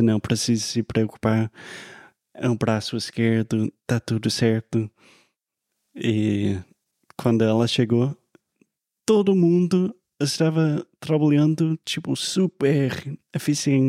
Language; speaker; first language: Portuguese; non-native, fluent; English